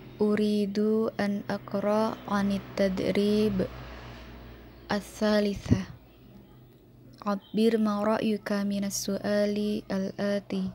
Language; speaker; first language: Arabic; non-native, learner; Indonesian